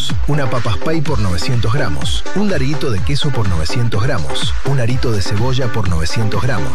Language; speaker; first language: Spanish; native; Spanish